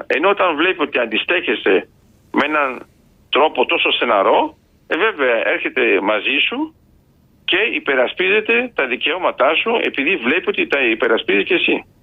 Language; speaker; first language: Greek; early bilingual, heritage; Greek